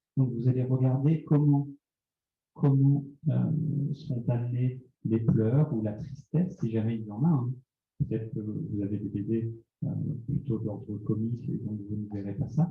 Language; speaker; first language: French; native; French